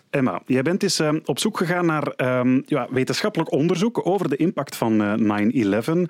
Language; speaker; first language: Dutch; native; Dutch